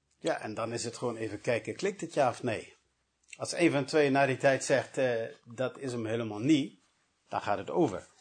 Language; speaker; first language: Dutch; early bilingual, other home language; English